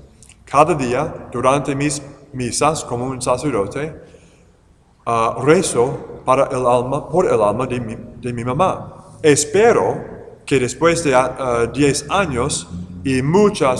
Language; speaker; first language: Spanish; non-native, fluent; English